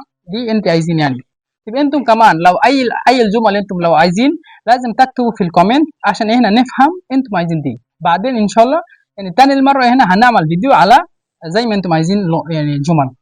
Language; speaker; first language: Arabic; non-native, learner; Bangla